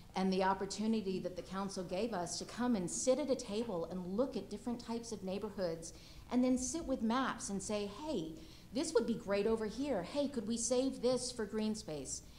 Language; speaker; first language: English; native; English